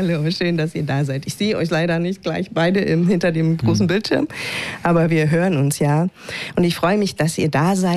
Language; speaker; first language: German; native; German